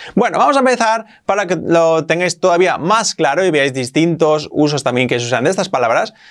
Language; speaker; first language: Spanish; native; Spanish